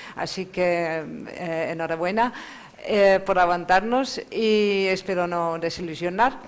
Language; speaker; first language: Spanish; non-native, fluent; Dutch